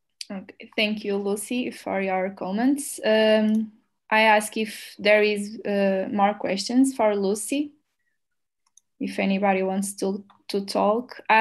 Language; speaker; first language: English; non-native, fluent; Portuguese